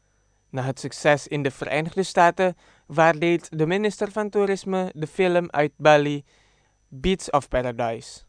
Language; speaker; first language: Dutch; non-native, fluent; Indonesian